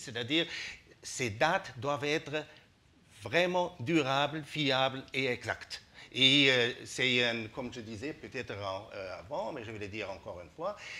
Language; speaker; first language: French; non-native, fluent; German